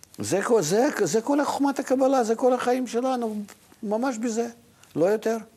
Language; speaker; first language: Hebrew; non-native, fluent; Russian